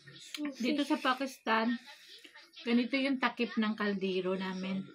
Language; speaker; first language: Filipino; non-native, local second language; Cebuano